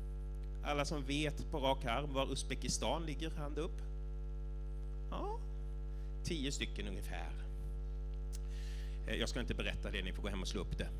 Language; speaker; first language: Swedish; native; Swedish